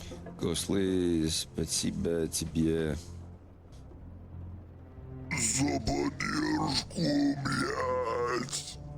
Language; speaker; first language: Russian; non-native, learner; English